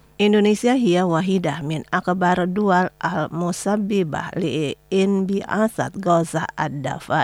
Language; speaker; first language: Arabic; non-native, learner; Indonesian